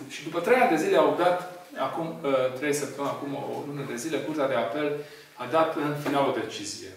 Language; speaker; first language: Romanian; non-native, local second language; Hungarian